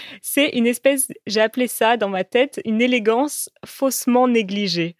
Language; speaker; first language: French; native; French